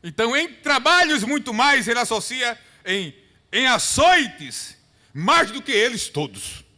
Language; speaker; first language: Portuguese; native; Portuguese